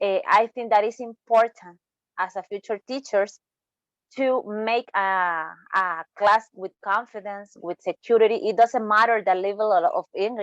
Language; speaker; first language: English; non-native, learner; Spanish